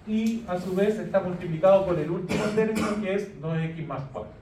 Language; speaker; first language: Spanish; native; Spanish